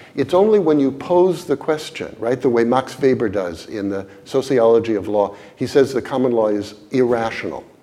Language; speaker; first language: English; native; English